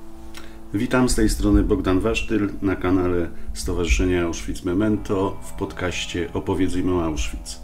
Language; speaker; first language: Polish; native; Polish